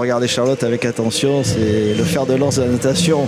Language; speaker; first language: French; native; French